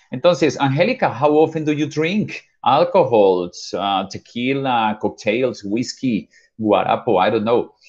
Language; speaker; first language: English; non-native, fluent; Spanish